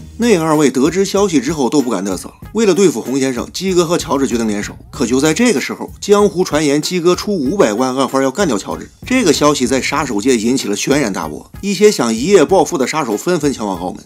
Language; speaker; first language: Chinese; native; Chinese